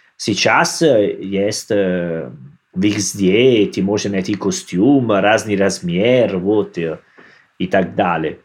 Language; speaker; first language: Russian; non-native, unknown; Italian